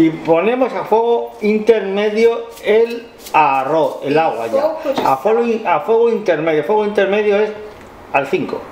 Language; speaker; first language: Spanish; non-native, fluent; Portuguese